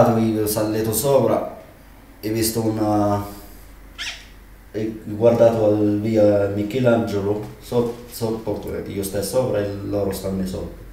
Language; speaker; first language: Italian; non-native, learner; Arabic